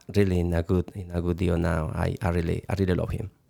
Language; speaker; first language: English; non-native, learner; Spanish